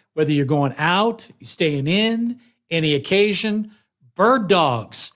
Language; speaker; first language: English; native; English